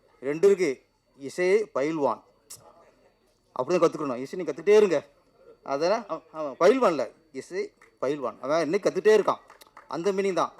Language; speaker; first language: Tamil; native; Tamil